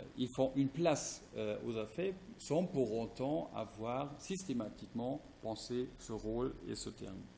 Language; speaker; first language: French; non-native, fluent; German